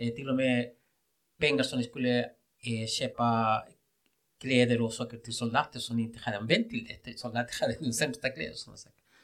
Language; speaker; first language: Swedish; non-native, fluent; Spanish